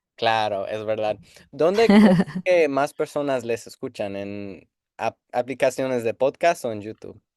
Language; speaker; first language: Spanish; non-native, fluent; English